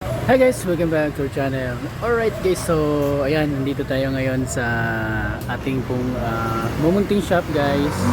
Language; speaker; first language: Filipino; non-native, local second language; Cebuano